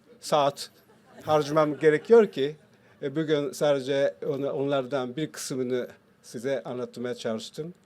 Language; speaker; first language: Turkish; non-native, fluent; Japanese